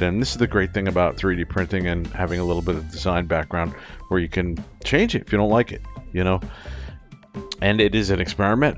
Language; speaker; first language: English; native; English